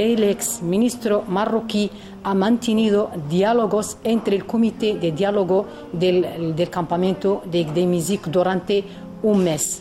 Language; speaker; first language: Spanish; non-native, fluent; Arabic